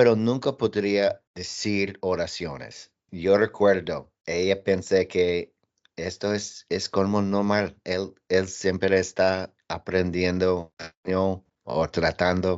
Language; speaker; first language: Spanish; non-native, learner; English